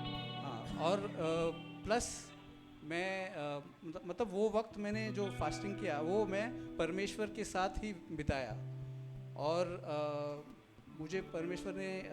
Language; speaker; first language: Hindi; non-native, local second language; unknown